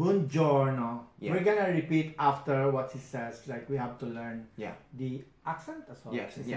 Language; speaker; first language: English; non-native, fluent; Filipino